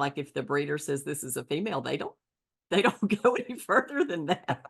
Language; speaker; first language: English; native; English